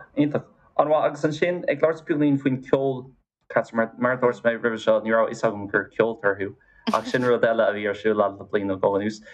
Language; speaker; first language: Irish; non-native, local second language; English